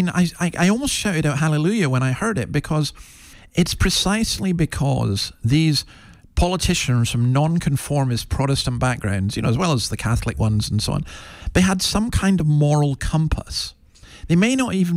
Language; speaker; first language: English; native; English